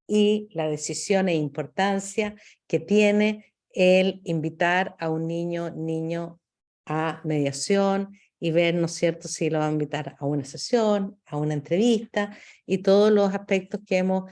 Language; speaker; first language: Spanish; native; Spanish